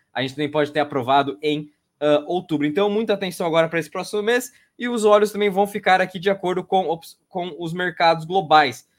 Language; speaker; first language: Portuguese; native; Portuguese